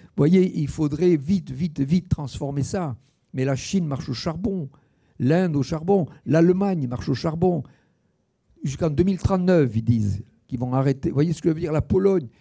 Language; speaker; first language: French; native; French